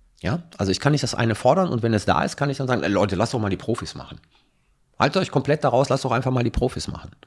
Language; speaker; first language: German; early bilingual, other home language; Italian